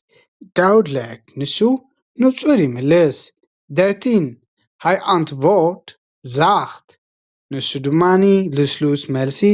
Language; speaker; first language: Dutch; non-native, fluent; Tigrinya